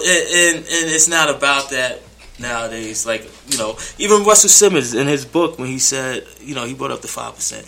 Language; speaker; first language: English; native; English